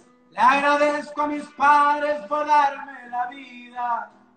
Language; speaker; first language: Spanish; early bilingual, heritage; Spanish